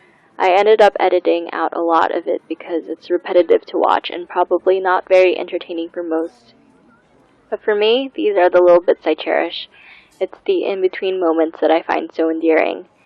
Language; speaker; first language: English; native; English